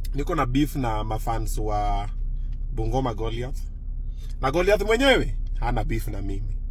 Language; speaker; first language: Swahili; native; Swahili